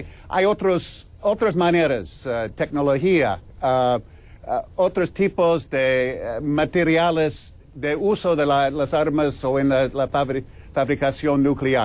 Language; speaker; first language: Spanish; non-native, fluent; English